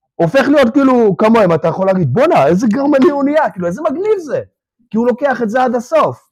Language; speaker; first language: Hebrew; early bilingual, other home language; Russian